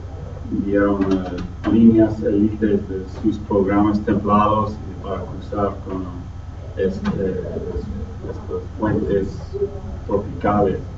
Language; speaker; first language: Spanish; non-native, learner; English